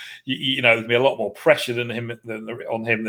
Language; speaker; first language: English; native; English